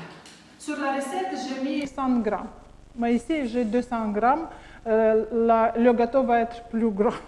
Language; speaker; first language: French; non-native, learner; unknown